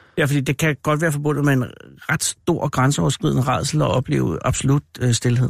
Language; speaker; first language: Danish; native; Danish